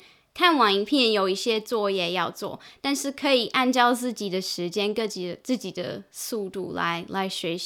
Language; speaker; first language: Chinese; non-native, fluent; English